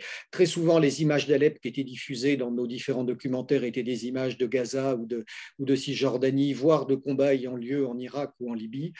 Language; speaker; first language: French; native; French